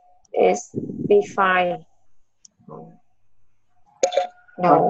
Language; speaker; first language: English; non-native, learner; Vietnamese